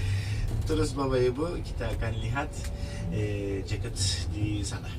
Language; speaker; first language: Indonesian; non-native, fluent; Turkish